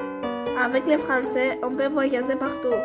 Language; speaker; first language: French; non-native, learner; Greek